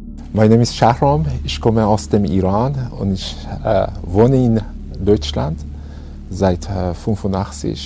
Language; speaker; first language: German; non-native, fluent; Persian